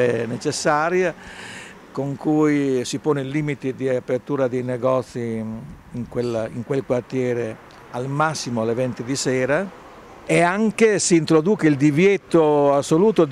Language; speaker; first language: Italian; native; Italian